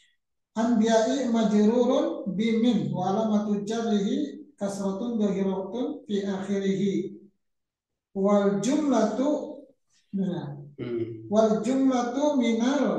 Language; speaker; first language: Arabic; non-native, learner; Indonesian